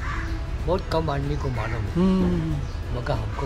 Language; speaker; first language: Hindi; non-native, local second language; Chinese